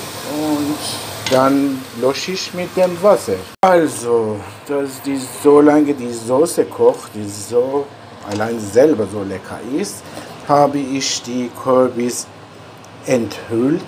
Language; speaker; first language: German; non-native, fluent; Persian